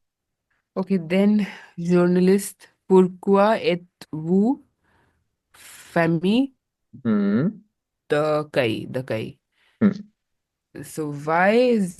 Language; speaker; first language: French; non-native, learner; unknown